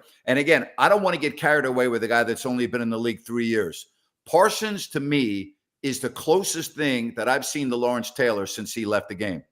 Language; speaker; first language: English; native; English